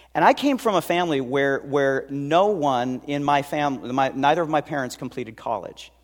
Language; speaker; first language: English; native; English